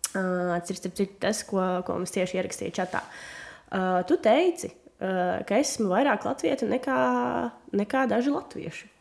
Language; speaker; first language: Latvian; non-native, local second language; Russian